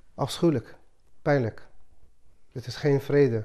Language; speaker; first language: Dutch; non-native, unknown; Arabic